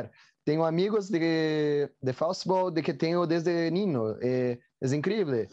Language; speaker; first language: Spanish; non-native, learner; Portuguese